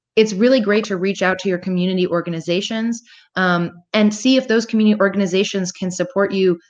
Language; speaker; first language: English; native; English